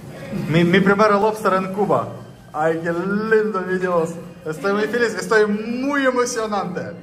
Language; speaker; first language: Spanish; non-native, learner; Russian